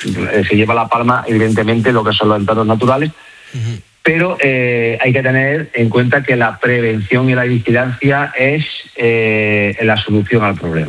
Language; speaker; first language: Spanish; native; Spanish